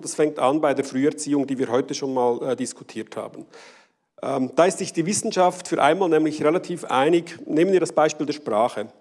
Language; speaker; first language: German; native; German